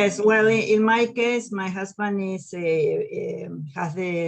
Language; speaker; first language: English; non-native, learner; Spanish